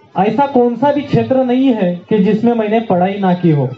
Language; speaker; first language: Hindi; non-native, local second language; Marathi